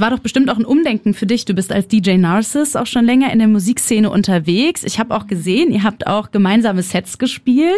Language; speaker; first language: German; native; German